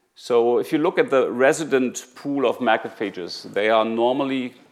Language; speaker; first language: English; non-native, fluent; German